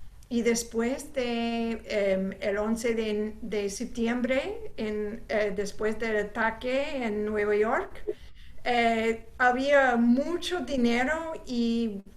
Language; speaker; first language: Spanish; non-native, fluent; English